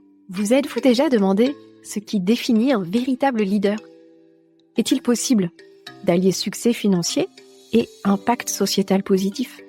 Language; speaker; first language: French; native; French